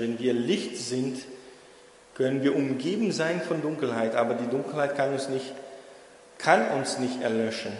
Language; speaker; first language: German; non-native, fluent; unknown